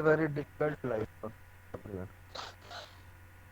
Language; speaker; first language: English; non-native, learner; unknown